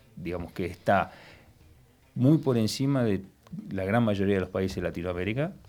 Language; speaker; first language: Spanish; native; Spanish